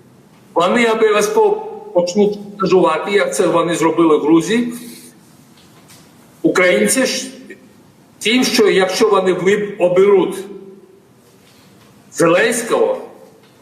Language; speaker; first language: Ukrainian; non-native, fluent; Georgian